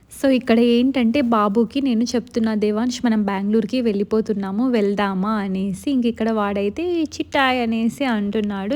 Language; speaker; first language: Telugu; non-native, local second language; Lambadi